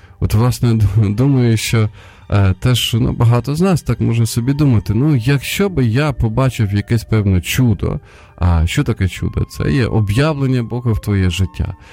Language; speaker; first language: Ukrainian; non-native, local second language; Russian